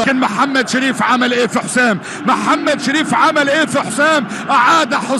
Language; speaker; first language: Arabic; native; Arabic